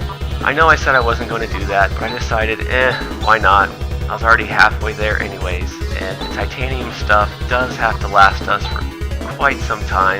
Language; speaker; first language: English; native; English